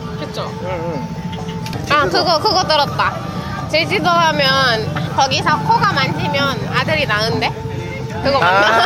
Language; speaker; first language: Korean; non-native, fluent; Indonesian